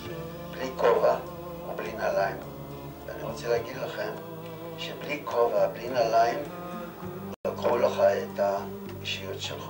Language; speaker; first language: Hebrew; non-native, fluent; Yiddish